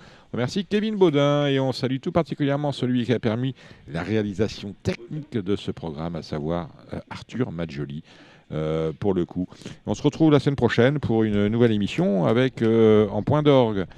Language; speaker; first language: French; native; French